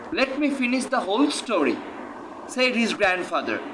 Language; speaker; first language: English; non-native, local second language; Bangla